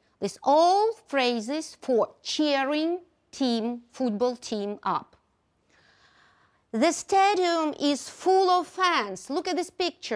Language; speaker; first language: English; non-native, fluent; Ukrainian